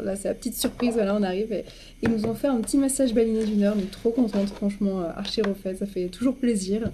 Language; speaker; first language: French; native; French